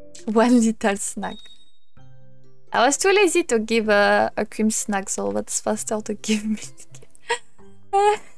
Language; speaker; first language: English; non-native, fluent; French